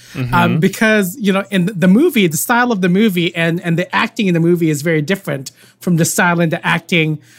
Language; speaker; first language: English; non-native, local second language; Filipino